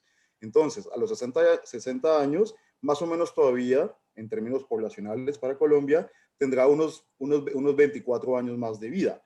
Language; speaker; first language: Spanish; native; Spanish